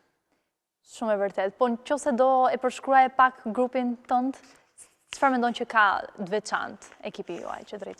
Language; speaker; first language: Albanian; native; Albanian